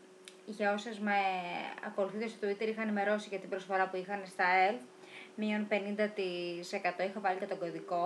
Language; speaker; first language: Greek; native; Greek